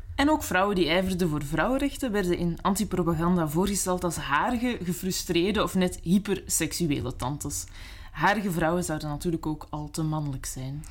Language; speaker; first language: Dutch; native; Dutch